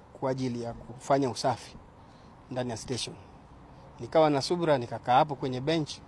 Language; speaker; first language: Swahili; non-native, local second language; Luo (Kenya and Tanzania)